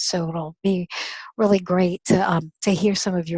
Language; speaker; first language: English; native; English